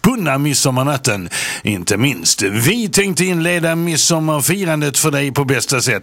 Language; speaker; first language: Swedish; native; Swedish